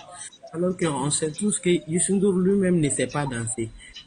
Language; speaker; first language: French; non-native, local second language; Bambara